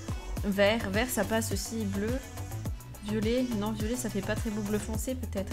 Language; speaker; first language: French; native; French